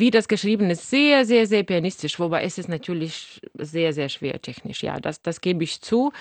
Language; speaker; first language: German; non-native, fluent; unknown